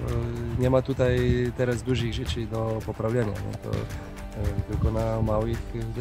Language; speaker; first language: Polish; non-native, fluent; Slovenian